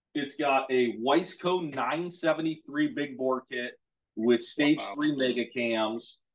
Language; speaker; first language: English; native; English